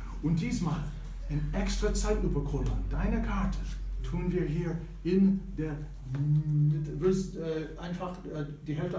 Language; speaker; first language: German; non-native, fluent; English